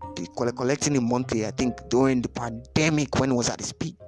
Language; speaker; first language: English; non-native, local second language; Yoruba